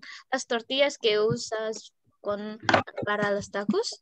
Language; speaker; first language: Spanish; non-native, learner; Indonesian